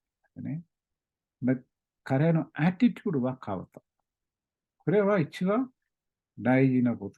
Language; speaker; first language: Japanese; non-native, learner; Malayalam